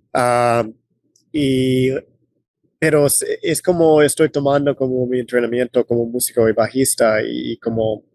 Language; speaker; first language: Spanish; non-native, fluent; English